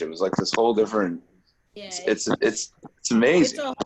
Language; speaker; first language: English; native; English